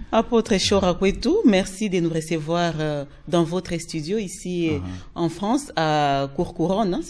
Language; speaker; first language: French; non-native, local second language; Lingala